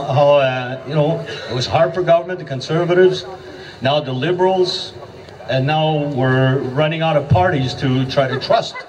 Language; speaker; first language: English; native; English